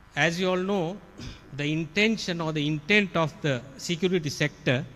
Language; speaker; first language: English; non-native, local second language; Sinhala